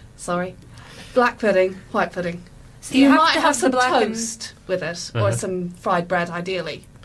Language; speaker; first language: English; native; English